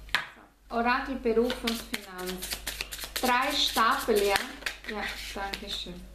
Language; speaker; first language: German; non-native, fluent; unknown